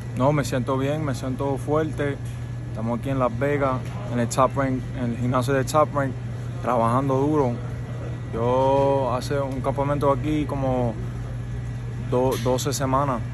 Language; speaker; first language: Spanish; early bilingual, heritage; Spanish